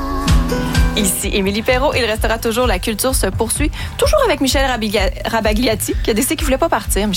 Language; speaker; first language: French; native; French